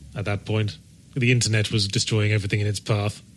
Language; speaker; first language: English; native; English